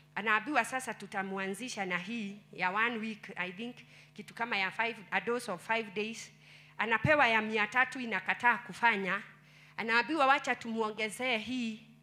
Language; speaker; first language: Swahili; non-native, local second language; Kikuyu